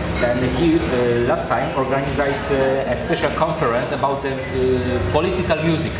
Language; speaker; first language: English; non-native, learner; Polish